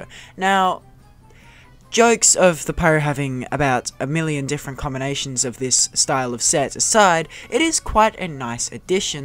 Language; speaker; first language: English; native; English